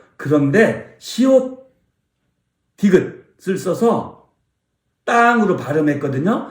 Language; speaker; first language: Korean; native; Korean